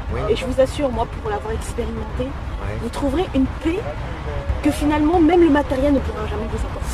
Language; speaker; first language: French; native; French